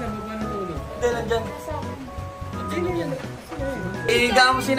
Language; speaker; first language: Filipino; native; Filipino